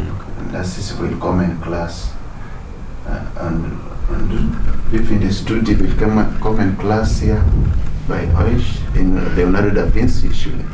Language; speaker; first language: German; non-native, fluent; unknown